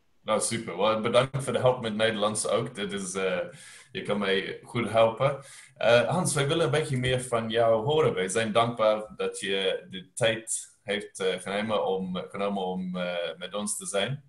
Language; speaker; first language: Dutch; non-native, learner; English